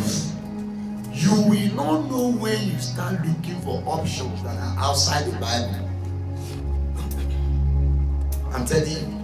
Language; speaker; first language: English; non-native, local second language; Igbo